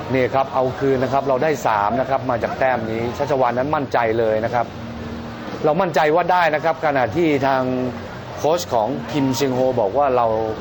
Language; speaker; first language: Thai; native; Thai